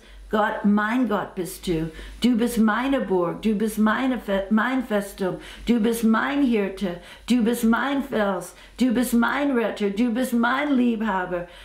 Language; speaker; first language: German; non-native, fluent; English